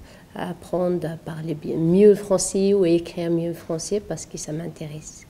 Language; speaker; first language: French; non-native, learner; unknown